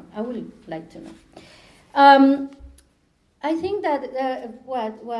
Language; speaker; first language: English; non-native, fluent; Spanish